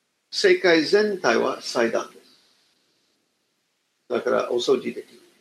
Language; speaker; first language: Japanese; non-native, fluent; English